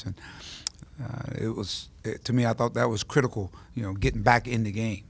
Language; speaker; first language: English; native; English